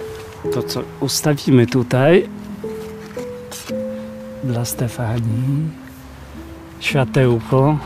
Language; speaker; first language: Polish; native; Polish